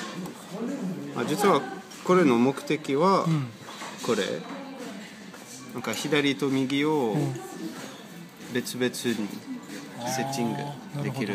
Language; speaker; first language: Japanese; non-native, fluent; French